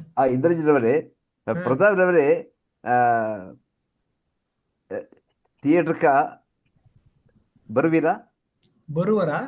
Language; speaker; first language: Kannada; non-native, learner; Hindi